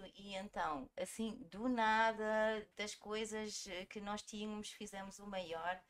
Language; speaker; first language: Portuguese; early bilingual, heritage; German